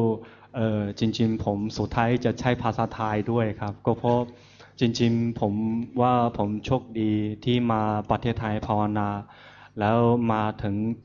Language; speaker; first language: Thai; non-native, fluent; Chinese